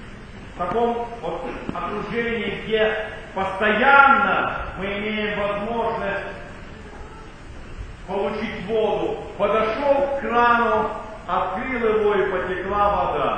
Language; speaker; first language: Russian; native; Russian